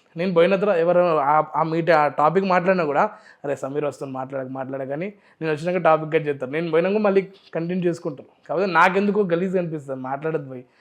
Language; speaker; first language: Telugu; non-native, local second language; Urdu